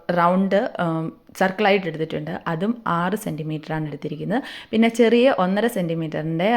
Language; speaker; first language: Malayalam; native; Malayalam